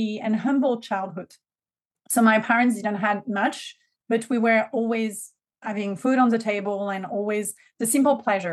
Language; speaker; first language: English; non-native, fluent; French